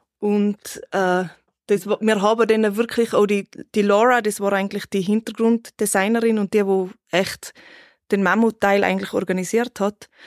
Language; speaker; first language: German; native; German